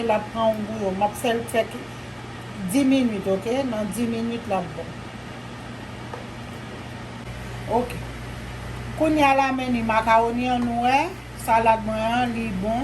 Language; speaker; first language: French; non-native, local second language; Haitian Creole